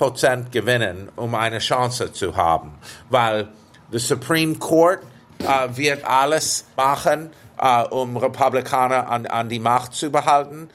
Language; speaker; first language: German; non-native, fluent; English